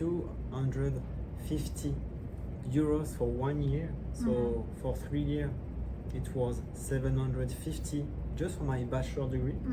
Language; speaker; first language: English; non-native, learner; French